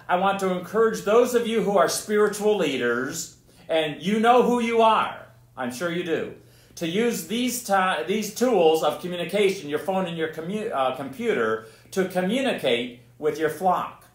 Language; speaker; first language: English; native; English